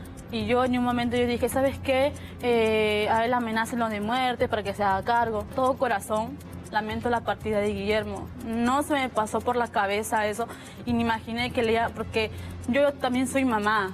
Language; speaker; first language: Spanish; native; Spanish